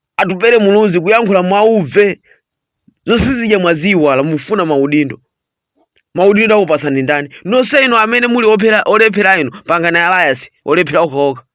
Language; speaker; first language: Nyanja; native; Nyanja